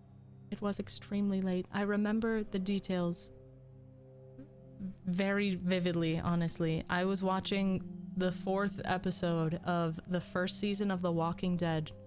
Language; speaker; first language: English; native; English